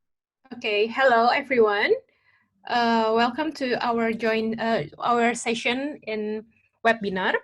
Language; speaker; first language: English; non-native, local second language; Indonesian